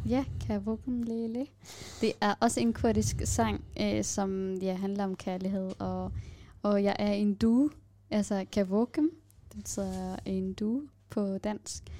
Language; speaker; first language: Danish; non-native, fluent; Kurdish